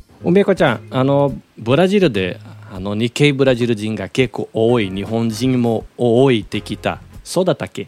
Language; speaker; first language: Japanese; non-native, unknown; Portuguese